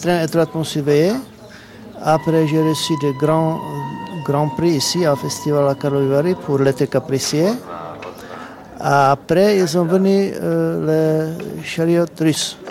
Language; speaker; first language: French; non-native, learner; Czech